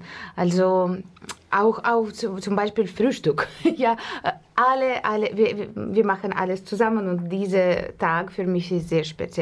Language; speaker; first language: German; non-native, learner; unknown